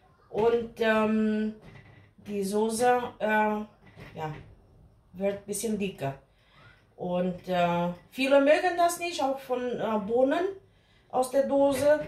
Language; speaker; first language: German; non-native, fluent; Portuguese